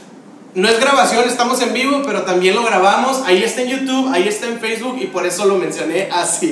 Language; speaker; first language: Spanish; native; Spanish